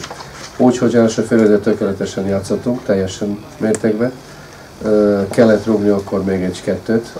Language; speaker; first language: Hungarian; non-native, fluent; Serbian